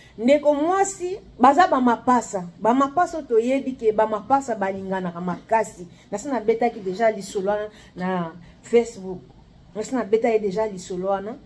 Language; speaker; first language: Lingala; native; Lingala